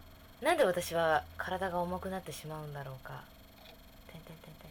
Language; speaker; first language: Japanese; native; Japanese